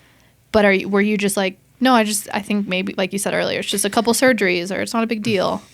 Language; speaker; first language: English; native; English